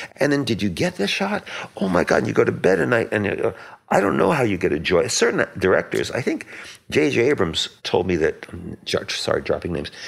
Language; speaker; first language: English; native; English